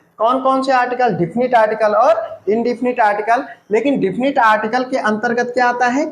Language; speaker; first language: Hindi; native; Hindi